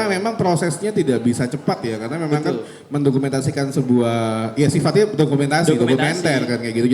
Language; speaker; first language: Indonesian; native; Indonesian